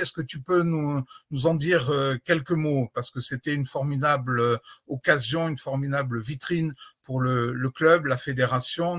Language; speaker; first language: French; native; French